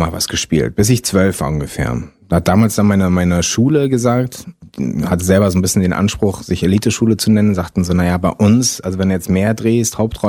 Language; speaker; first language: German; non-native, local second language; French